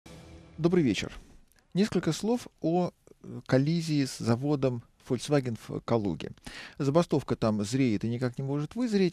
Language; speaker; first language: Russian; native; Russian